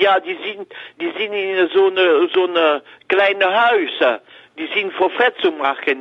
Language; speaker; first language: German; non-native, learner; French